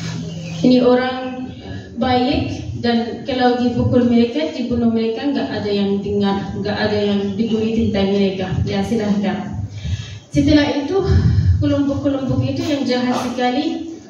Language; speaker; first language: Indonesian; non-native, fluent; Arabic